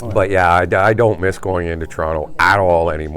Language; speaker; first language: English; native; English